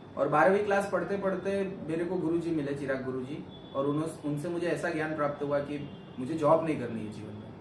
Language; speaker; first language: Hindi; native; Hindi